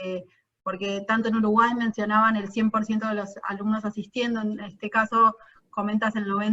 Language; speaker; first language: Spanish; native; Spanish